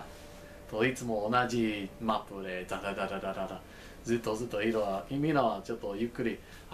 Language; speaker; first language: Japanese; non-native, learner; English